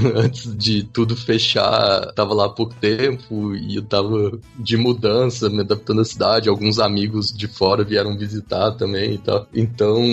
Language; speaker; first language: Portuguese; native; Portuguese